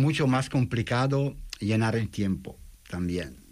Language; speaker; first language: Spanish; non-native, fluent; Italian